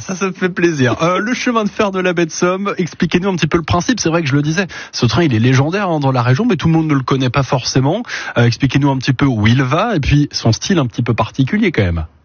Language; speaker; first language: French; native; French